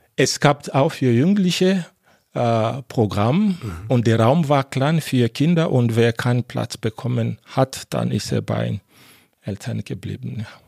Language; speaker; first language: German; non-native, fluent; Lingala